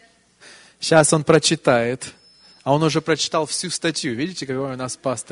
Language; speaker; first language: Russian; early bilingual, heritage; Russian